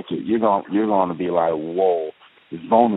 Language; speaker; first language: English; native; English